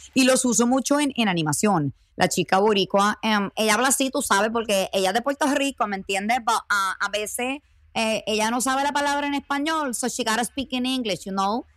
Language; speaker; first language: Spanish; native; Spanish